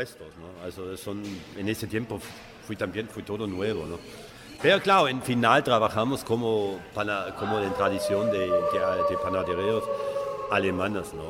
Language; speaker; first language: Spanish; non-native, learner; German